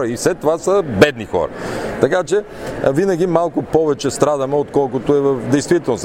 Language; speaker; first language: Bulgarian; native; Bulgarian